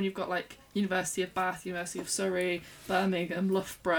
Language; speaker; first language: English; native; English